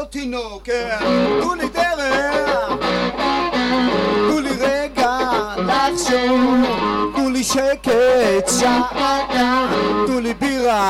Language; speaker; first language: Hebrew; native; Hebrew